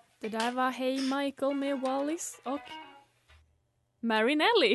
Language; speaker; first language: Swedish; native; Swedish